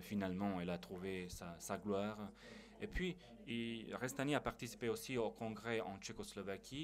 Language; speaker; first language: French; non-native, fluent; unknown